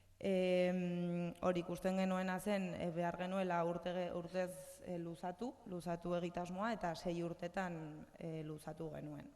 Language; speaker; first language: Basque; non-native, local second language; Spanish